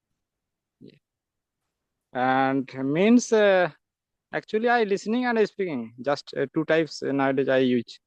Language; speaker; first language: English; non-native, learner; Santali